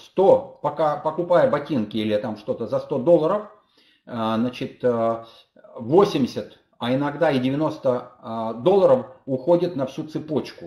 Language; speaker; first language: Russian; native; Russian